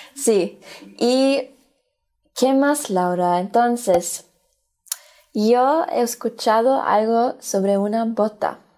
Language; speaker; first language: Spanish; non-native, fluent; English